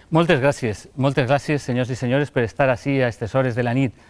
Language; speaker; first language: Catalan; non-native, local second language; Spanish